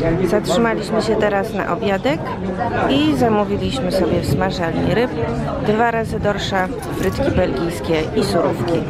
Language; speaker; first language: Polish; native; Polish